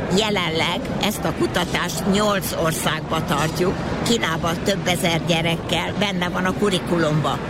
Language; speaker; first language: Hungarian; early bilingual, heritage; Hungarian